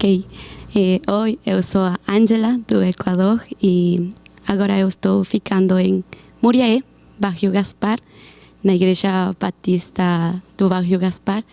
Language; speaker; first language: Portuguese; non-native, learner; Spanish